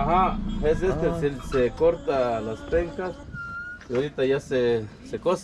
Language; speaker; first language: Spanish; native; Spanish